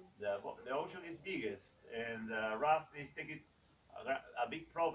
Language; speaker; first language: English; non-native, learner; Spanish